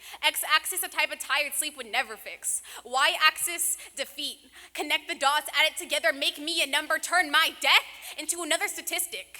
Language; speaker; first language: English; native; English